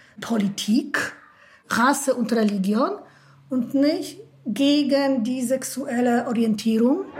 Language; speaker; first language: German; non-native, fluent; Polish